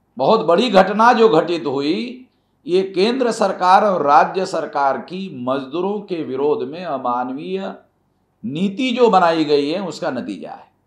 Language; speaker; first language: Hindi; non-native, local second language; Marathi